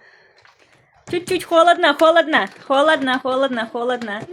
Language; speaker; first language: Russian; non-native, local second language; Kazakh